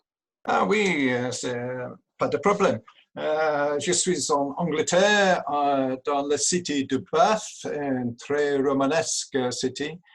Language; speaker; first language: French; non-native, learner; English